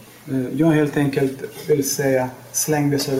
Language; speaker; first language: Swedish; non-native, learner; Lithuanian